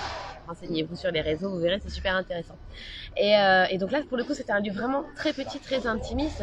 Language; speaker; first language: French; native; French